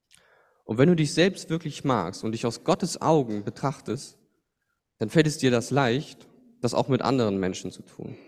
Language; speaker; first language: German; native; German